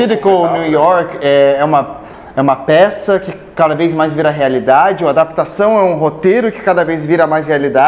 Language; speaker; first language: Portuguese; native; Portuguese